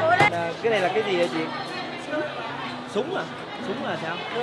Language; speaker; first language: Vietnamese; early bilingual, heritage; Vietnamese